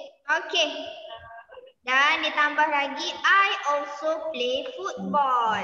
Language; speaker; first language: English; non-native, local second language; Malay